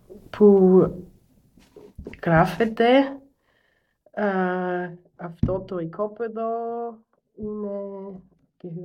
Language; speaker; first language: Greek; non-native, learner; German